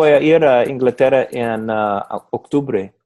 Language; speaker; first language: Spanish; non-native, learner; English